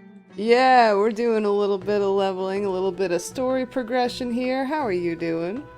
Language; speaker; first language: English; native; English